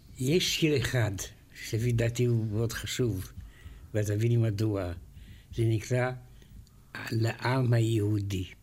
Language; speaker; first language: Hebrew; non-native, fluent; Romanian